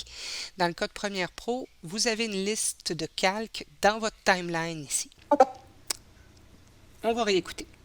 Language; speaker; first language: French; native; French